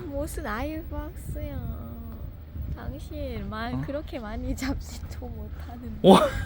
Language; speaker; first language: Korean; non-native, fluent; Lao